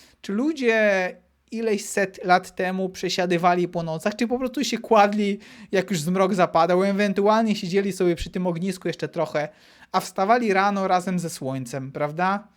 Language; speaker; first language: Polish; native; Polish